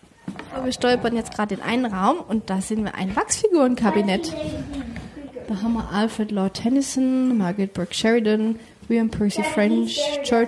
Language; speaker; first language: German; native; German